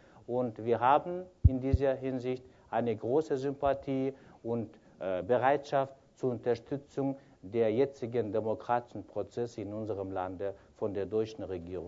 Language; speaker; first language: German; non-native, fluent; Kyrgyz